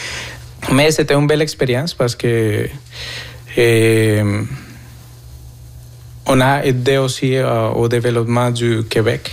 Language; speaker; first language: French; non-native, fluent; Spanish